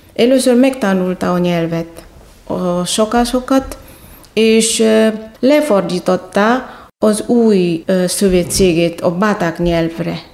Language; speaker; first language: Hungarian; non-native, fluent; Batak Toba